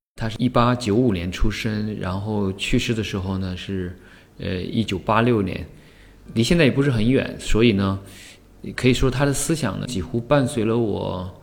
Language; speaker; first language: Chinese; native; Chinese